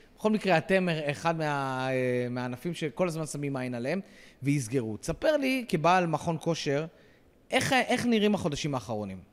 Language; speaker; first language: Hebrew; native; Hebrew